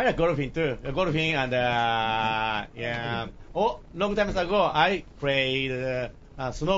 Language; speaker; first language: English; non-native, learner; Japanese